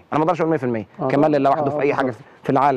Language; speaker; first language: Arabic; native; Arabic